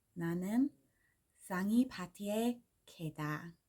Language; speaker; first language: Korean; non-native, learner; English